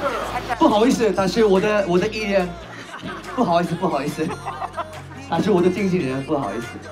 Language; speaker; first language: Chinese; non-native, learner; Korean